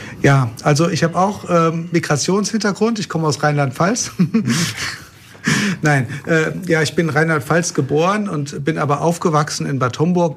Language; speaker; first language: German; native; German